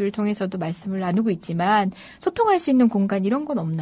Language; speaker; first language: Korean; native; Korean